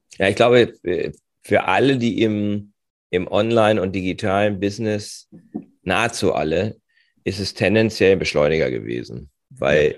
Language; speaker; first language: German; native; German